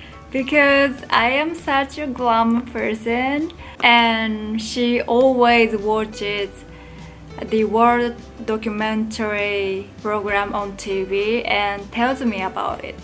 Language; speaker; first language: English; non-native, fluent; Japanese